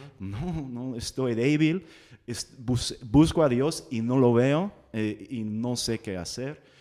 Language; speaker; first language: Spanish; non-native, fluent; English